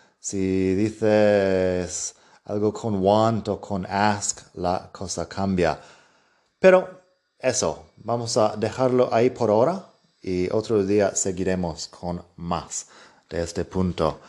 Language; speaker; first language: Spanish; non-native, fluent; English